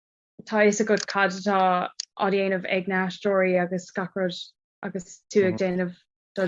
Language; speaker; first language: Irish; non-native, local second language; English